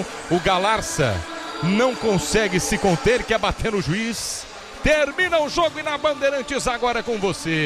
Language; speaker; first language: Portuguese; native; Portuguese